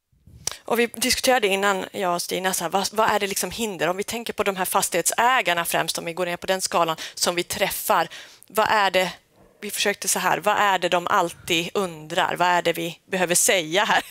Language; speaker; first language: Swedish; native; Swedish